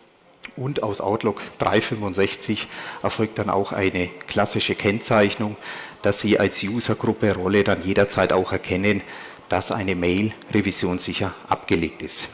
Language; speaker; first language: German; native; German